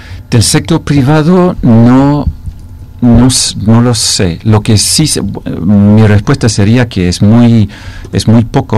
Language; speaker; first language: Spanish; non-native, fluent; English